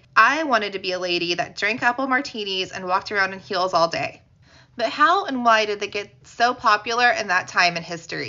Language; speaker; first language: English; native; English